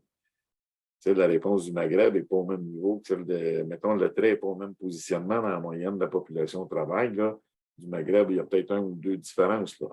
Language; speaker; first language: French; native; French